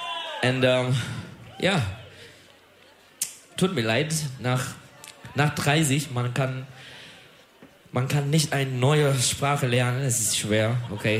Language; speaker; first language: German; non-native, learner; Turkish